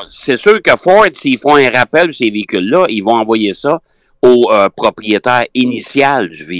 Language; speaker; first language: French; native; French